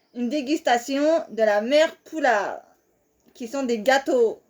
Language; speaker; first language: French; native; French